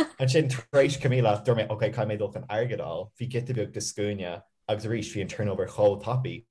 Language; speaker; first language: Irish; native; Irish